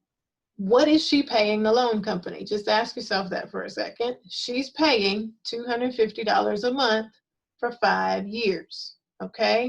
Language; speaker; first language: English; native; English